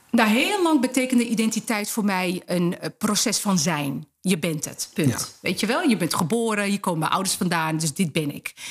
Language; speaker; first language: Dutch; early bilingual, other home language; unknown